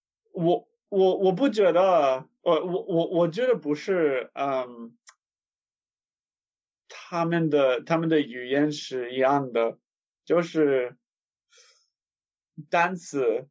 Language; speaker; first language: Chinese; non-native, learner; English